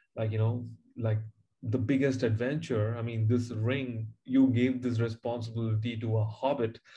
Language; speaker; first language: English; non-native, local second language; Tamil